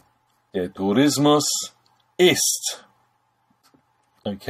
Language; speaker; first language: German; non-native, fluent; English